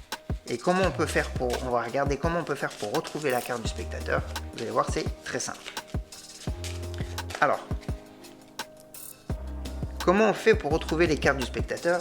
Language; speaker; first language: French; native; French